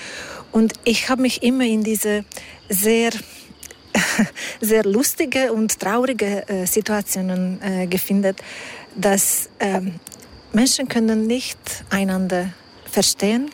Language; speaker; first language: German; non-native, fluent; Hungarian